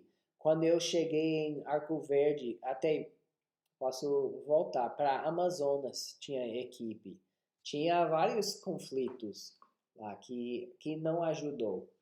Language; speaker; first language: Portuguese; non-native, fluent; English